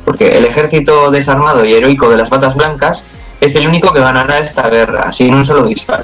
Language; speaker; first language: Spanish; non-native, local second language; Basque